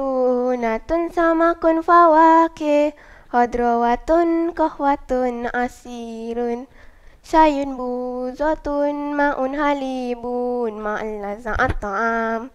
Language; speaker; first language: Arabic; non-native, learner; Malay